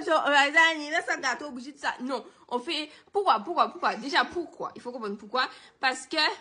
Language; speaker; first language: French; native; French